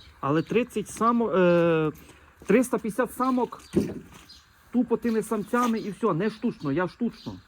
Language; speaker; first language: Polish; non-native, learner; Ukrainian